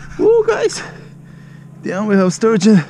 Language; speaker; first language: English; non-native, learner; Ukrainian